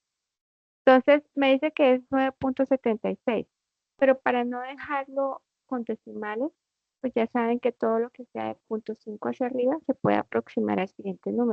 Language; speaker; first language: Spanish; native; Spanish